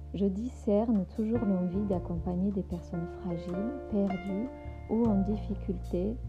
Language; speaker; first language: French; non-native, fluent; German